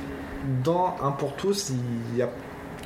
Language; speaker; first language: French; native; French